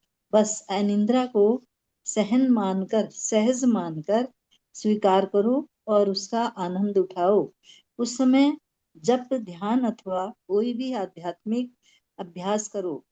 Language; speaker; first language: Hindi; native; Hindi